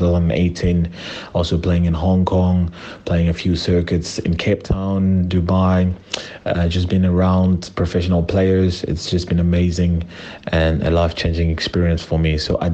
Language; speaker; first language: English; non-native, local second language; Shona